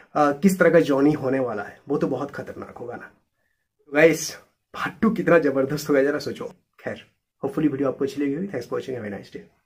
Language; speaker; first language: Hindi; native; Hindi